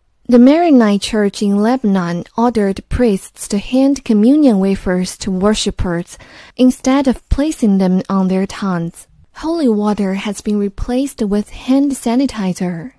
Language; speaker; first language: English; non-native, fluent; Chinese